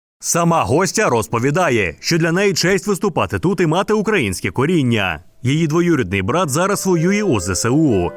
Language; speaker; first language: Ukrainian; native; Ukrainian